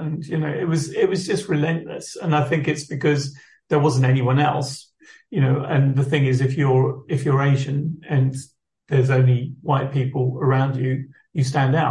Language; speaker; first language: English; native; English